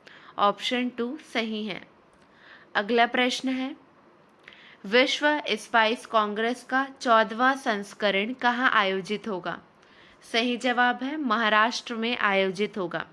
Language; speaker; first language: Hindi; native; Hindi